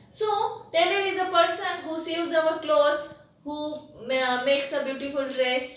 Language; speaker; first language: English; non-native, local second language; Marathi